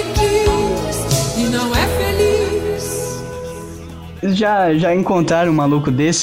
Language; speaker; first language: Portuguese; native; Portuguese